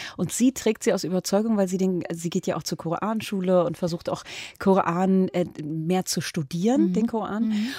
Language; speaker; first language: German; early bilingual, other home language; Arabic